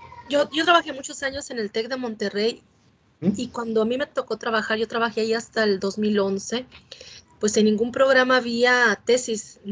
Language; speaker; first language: Spanish; native; Spanish